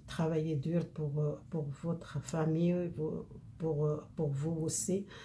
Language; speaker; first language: French; non-native, fluent; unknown